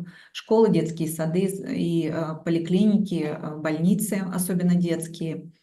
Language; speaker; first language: Russian; native; Russian